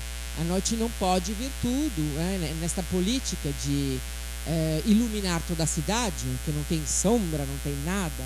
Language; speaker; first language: Portuguese; non-native, fluent; French